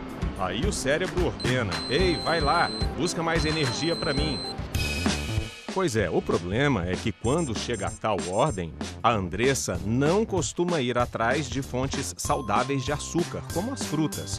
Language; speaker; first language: Portuguese; native; Portuguese